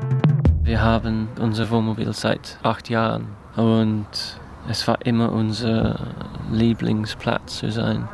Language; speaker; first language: German; non-native, learner; English